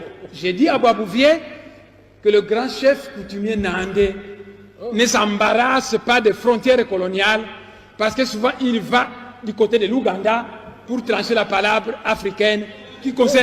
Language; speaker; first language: French; non-native, local second language; Kongo